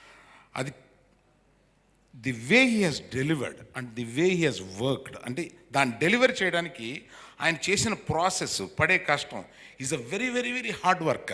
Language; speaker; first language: Telugu; native; Telugu